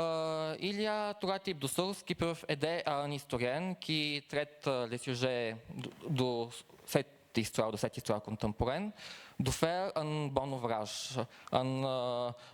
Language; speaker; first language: French; non-native, fluent; Bulgarian